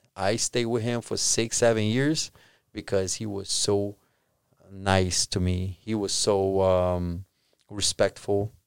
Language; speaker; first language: English; non-native, fluent; Portuguese